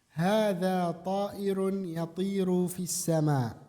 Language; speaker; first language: Arabic; non-native, fluent; Indonesian